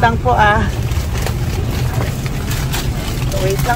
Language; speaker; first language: Filipino; native; Filipino